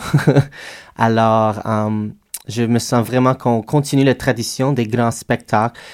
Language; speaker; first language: French; native; French